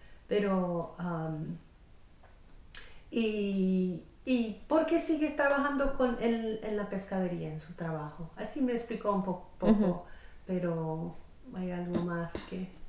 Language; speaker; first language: Spanish; non-native, fluent; English